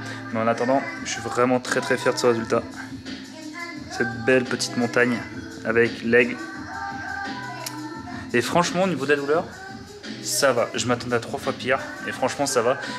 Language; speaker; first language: French; native; French